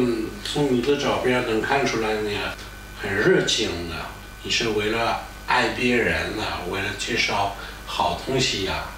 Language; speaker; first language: Chinese; non-native, fluent; French